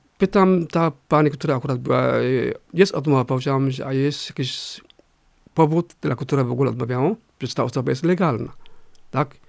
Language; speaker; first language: Polish; non-native, fluent; Somali